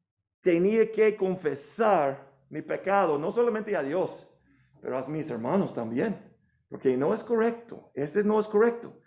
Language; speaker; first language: Spanish; non-native, fluent; English